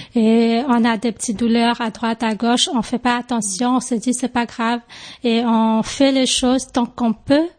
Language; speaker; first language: French; non-native, local second language; Morisyen